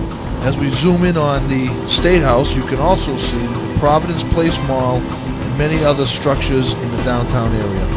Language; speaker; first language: English; native; English